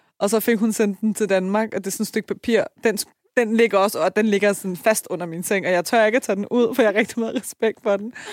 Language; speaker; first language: Danish; early bilingual, other home language; Persian